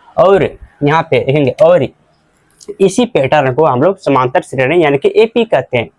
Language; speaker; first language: Hindi; native; Hindi